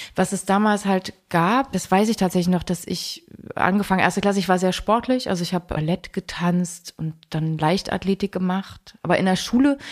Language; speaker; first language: German; native; German